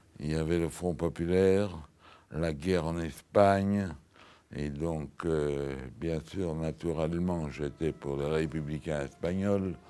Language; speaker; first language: French; early bilingual, other home language; Yiddish